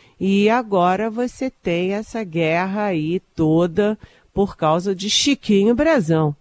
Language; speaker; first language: Portuguese; native; Portuguese